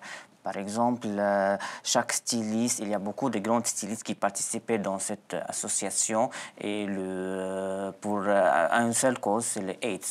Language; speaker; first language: French; non-native, local second language; Arabic